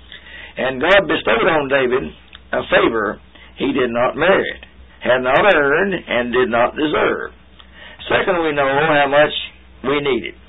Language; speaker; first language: English; native; English